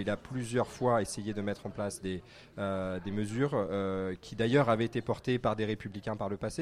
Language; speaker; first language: French; native; French